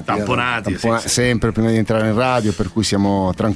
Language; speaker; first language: Italian; native; Italian